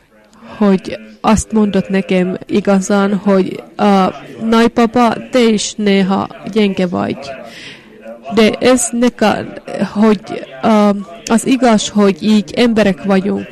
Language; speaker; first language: Hungarian; non-native, fluent; Finnish